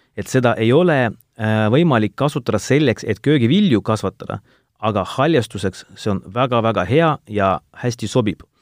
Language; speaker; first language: Estonian; non-native, local second language; Russian